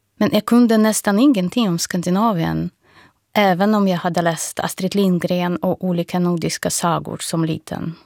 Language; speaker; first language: Swedish; non-native, fluent; Russian